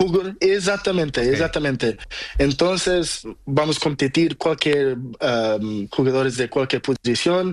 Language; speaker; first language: Spanish; non-native, learner; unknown